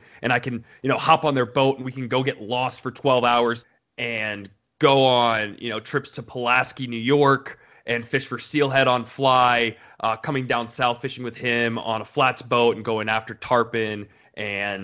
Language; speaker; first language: English; native; English